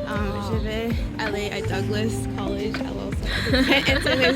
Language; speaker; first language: French; non-native, learner; English